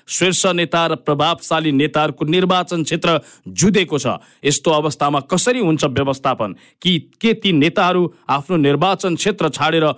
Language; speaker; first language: Nepali; native; Nepali